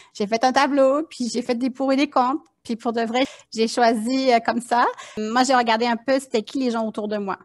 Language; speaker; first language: French; native; French